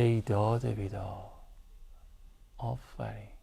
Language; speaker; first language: Persian; native; Persian